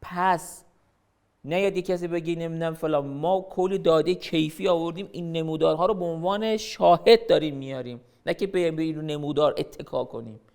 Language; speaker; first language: Persian; native; Persian